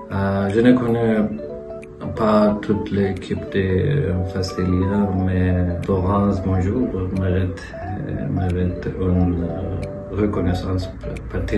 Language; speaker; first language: French; non-native, fluent; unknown